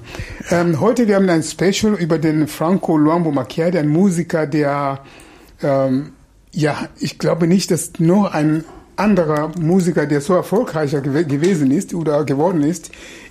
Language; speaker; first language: German; non-native, fluent; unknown